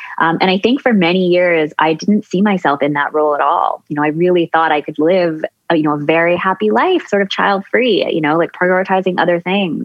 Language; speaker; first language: English; native; English